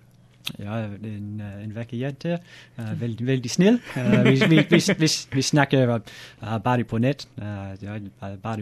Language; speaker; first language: Norwegian; non-native, learner; English